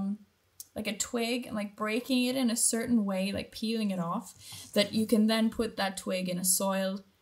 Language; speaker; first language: English; native; English